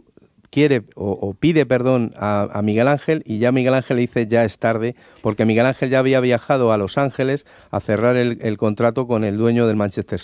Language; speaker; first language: Spanish; native; Spanish